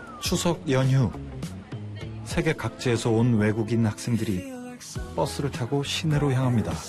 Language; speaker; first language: Korean; native; Korean